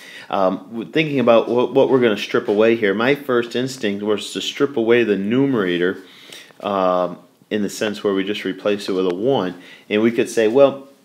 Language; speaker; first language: English; native; English